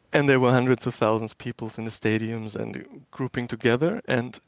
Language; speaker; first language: English; non-native, fluent; German